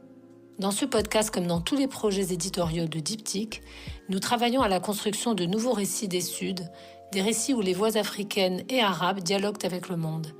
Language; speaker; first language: French; non-native, local second language; Arabic